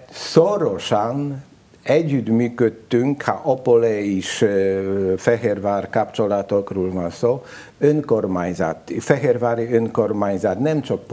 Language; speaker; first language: Hungarian; non-native, learner; Polish